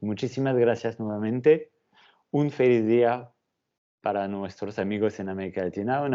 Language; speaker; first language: Spanish; non-native, fluent; French